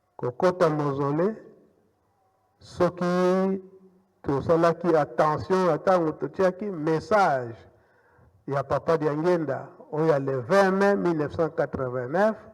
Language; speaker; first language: Lingala; non-native, local second language; Kongo